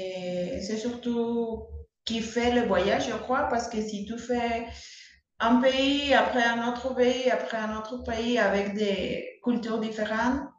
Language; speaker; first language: French; non-native, learner; Spanish